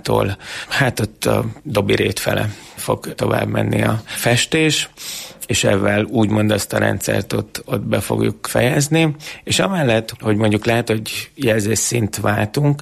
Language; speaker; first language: Hungarian; native; Hungarian